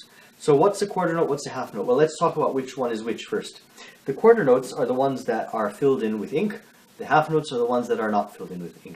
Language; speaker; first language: English; native; English